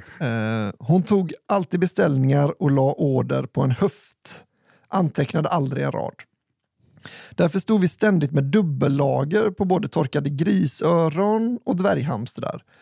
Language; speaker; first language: Swedish; native; Swedish